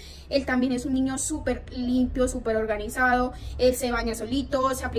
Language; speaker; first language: Spanish; native; Spanish